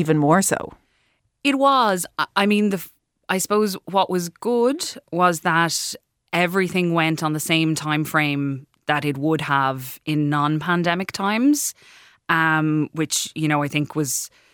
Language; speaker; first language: English; native; English